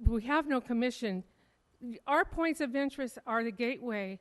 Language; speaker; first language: English; native; English